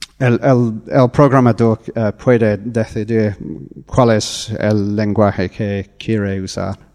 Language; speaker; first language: Spanish; non-native, learner; English